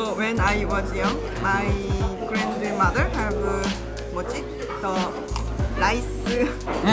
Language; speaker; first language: English; non-native, learner; Korean